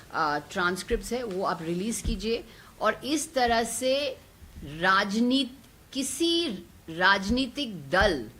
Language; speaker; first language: Hindi; non-native, local second language; Bangla